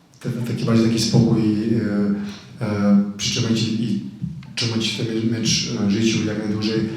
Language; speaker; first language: Polish; non-native, fluent; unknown